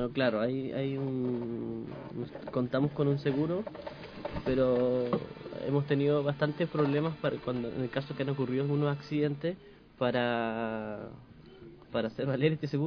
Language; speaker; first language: Spanish; native; Spanish